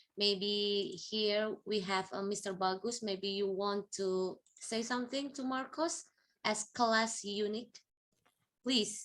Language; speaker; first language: English; non-native, fluent; Indonesian